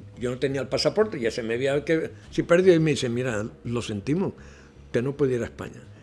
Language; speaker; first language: Spanish; non-native, local second language; Catalan